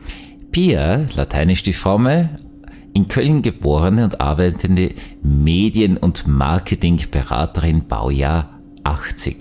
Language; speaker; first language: German; native; German